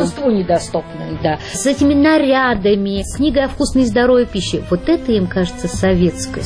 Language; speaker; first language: Russian; native; Russian